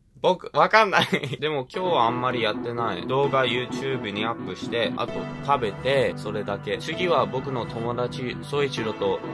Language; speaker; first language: Japanese; early bilingual, heritage; English